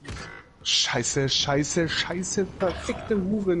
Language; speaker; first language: German; native; German